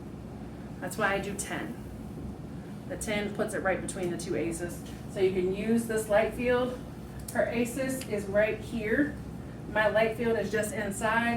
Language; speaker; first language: English; native; English